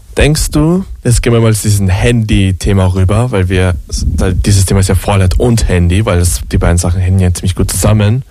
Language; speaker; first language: German; native; German